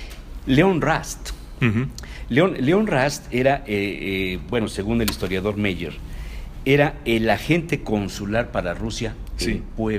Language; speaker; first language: Spanish; native; Spanish